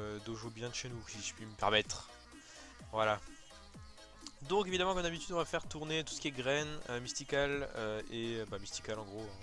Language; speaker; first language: French; native; French